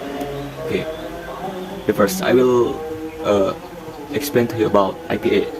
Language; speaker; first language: English; non-native, learner; Indonesian